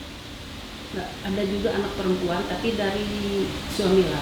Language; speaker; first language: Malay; non-native, local second language; Sundanese